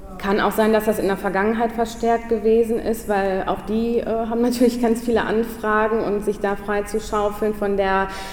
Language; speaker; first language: German; native; German